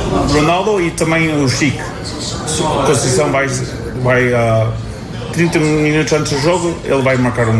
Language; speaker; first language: Portuguese; early bilingual, heritage; Portuguese